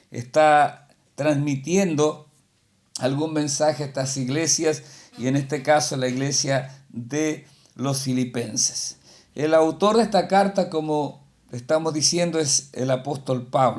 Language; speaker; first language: Spanish; native; Spanish